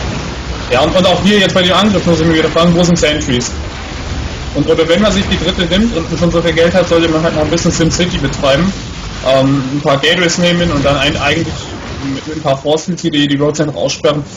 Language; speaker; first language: German; native; German